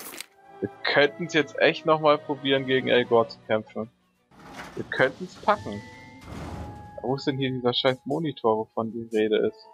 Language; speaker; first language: German; native; German